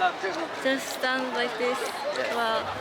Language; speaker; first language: English; non-native, learner; Japanese